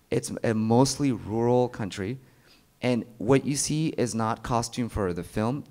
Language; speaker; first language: English; early bilingual, other home language; Amharic